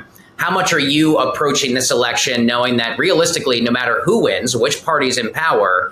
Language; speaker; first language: English; native; English